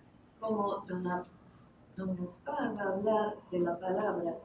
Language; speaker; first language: Spanish; non-native, fluent; English